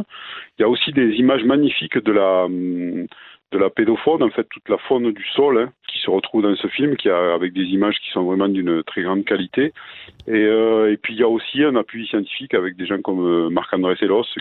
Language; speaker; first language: French; native; French